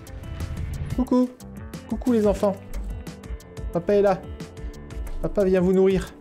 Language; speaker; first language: French; native; French